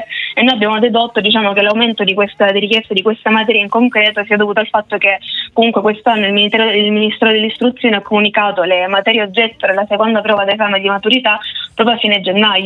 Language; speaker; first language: Italian; native; Italian